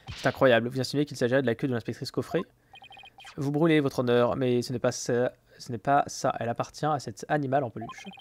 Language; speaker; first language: French; native; French